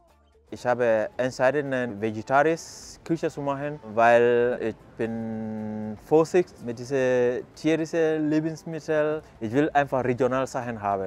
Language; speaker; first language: German; non-native, fluent; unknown